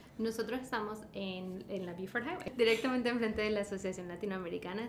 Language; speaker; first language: Spanish; early bilingual, heritage; Spanish